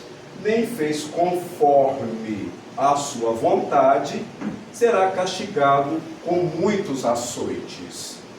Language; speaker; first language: Portuguese; native; Portuguese